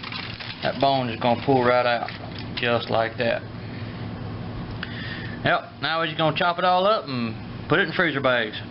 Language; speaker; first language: English; native; English